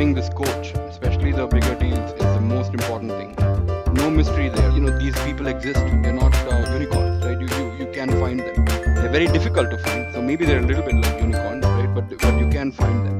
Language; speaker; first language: English; non-native, local second language; Tamil